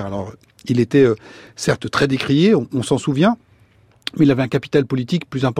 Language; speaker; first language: French; native; French